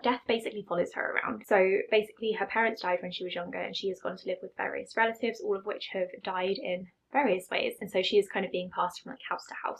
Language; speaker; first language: English; native; English